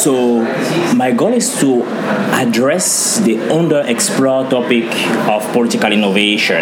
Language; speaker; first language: English; non-native, local second language; French